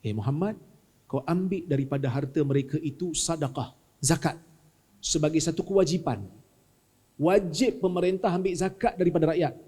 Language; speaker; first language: Malay; native; Malay